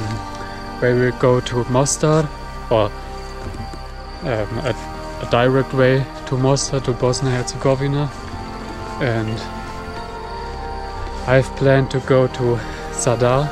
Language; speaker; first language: English; non-native, fluent; German